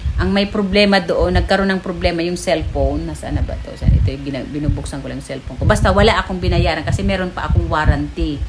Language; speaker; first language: Filipino; non-native, local second language; Bikol